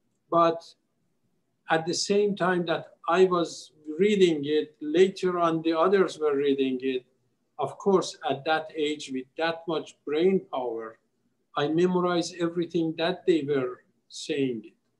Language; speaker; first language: English; non-native, fluent; Persian